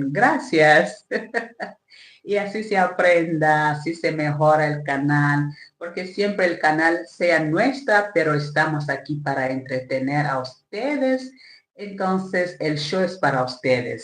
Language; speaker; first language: Spanish; non-native, learner; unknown